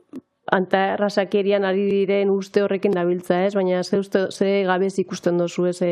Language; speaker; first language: Basque; native; Basque